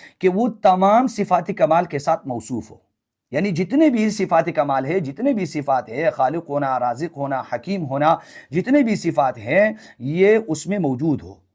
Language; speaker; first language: Urdu; non-native, local second language; Pashto